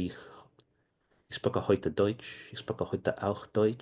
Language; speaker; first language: German; non-native, learner; English